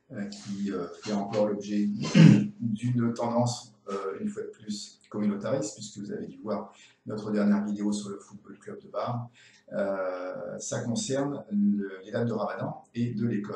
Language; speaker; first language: French; native; French